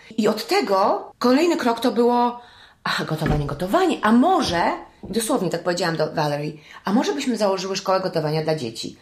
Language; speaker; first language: Polish; early bilingual, heritage; Polish